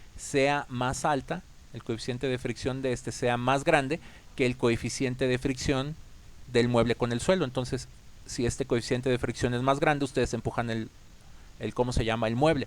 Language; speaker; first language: Spanish; native; Spanish